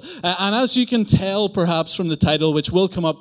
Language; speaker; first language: English; native; English